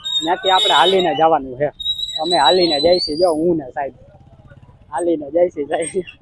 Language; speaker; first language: Gujarati; native; Gujarati